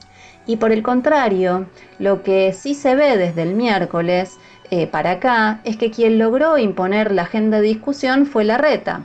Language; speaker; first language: Spanish; native; Spanish